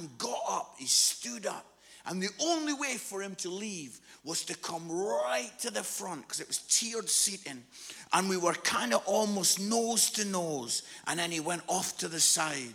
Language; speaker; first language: English; native; English